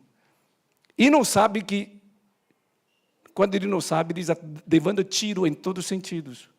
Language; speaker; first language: Portuguese; native; Portuguese